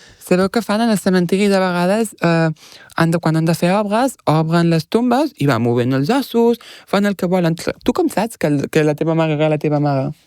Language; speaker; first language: Catalan; native; Catalan